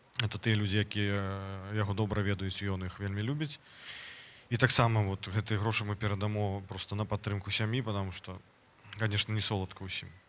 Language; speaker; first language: Belarusian; non-native, local second language; Russian